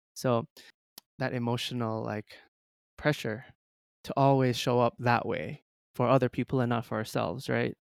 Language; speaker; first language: English; early bilingual, other home language; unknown